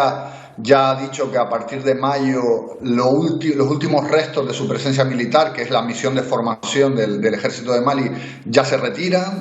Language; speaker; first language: Spanish; native; Spanish